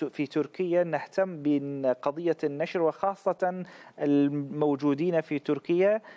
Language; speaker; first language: Arabic; non-native, fluent; Turkish